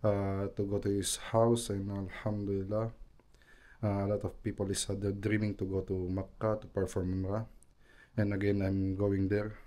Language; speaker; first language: English; non-native, local second language; Filipino